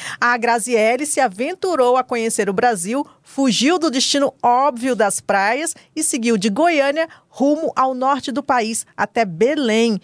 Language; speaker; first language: Portuguese; native; Portuguese